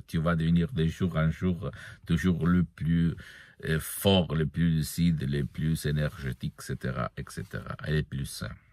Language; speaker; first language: French; non-native, fluent; Italian